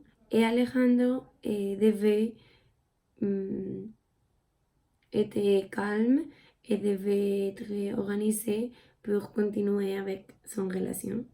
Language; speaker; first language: French; non-native, learner; Spanish